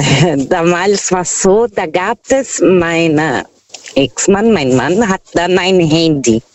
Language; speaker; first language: German; non-native, learner; Portuguese